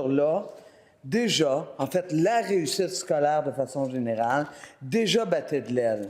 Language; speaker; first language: French; native; French